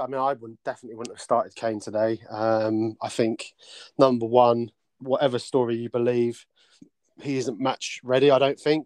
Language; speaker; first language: English; native; English